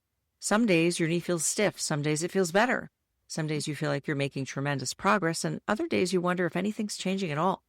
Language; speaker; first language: English; native; English